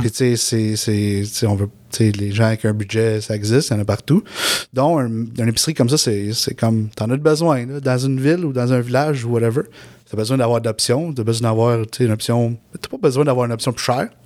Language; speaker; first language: French; native; French